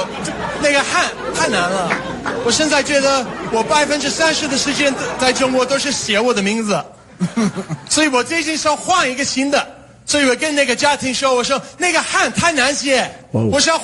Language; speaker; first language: Chinese; non-native, learner; English